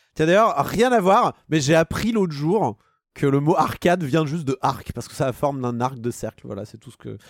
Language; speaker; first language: French; native; French